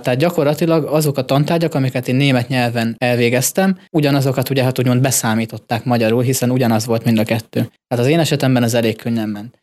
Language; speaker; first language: Hungarian; native; Hungarian